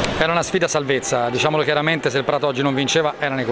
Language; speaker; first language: Italian; native; Italian